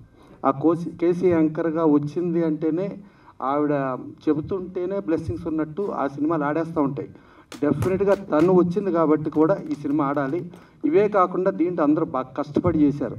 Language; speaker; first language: Telugu; native; Telugu